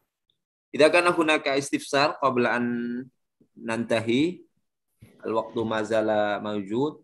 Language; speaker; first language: Arabic; non-native, fluent; Indonesian